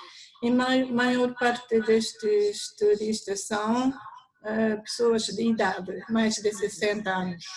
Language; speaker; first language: Portuguese; non-native, learner; Japanese